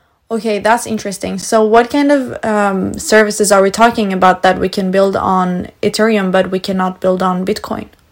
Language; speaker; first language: English; non-native, fluent; Swedish